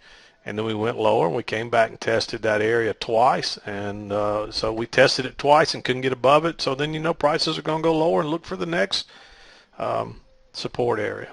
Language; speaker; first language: English; native; English